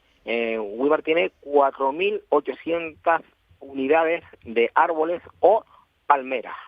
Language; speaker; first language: Spanish; native; Spanish